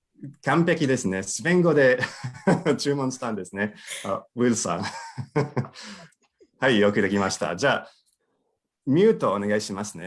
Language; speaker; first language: Japanese; non-native, fluent; English